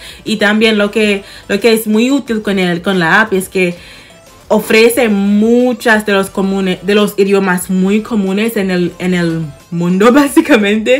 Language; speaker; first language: Spanish; non-native, fluent; English